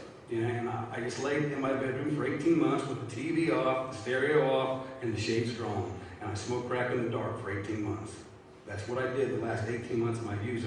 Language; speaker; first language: English; native; English